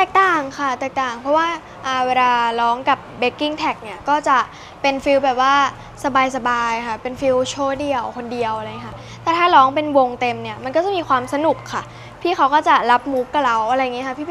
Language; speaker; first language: Thai; native; Thai